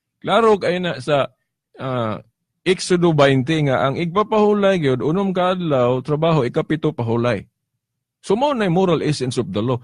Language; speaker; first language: Cebuano; native; Cebuano